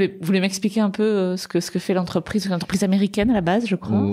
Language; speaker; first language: French; native; French